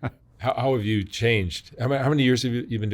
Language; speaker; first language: English; native; English